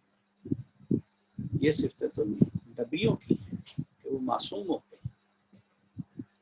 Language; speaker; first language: Urdu; native; Urdu